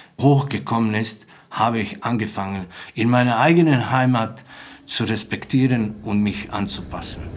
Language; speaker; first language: German; non-native, fluent; Bosnian